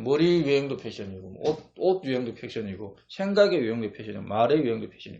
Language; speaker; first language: Korean; native; Korean